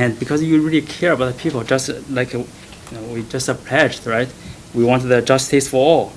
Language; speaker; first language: English; non-native, fluent; Chinese